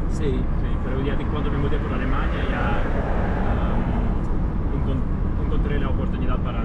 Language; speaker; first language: Spanish; non-native, fluent; Russian